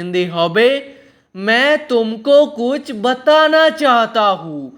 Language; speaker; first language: Hindi; non-native, local second language; Bangla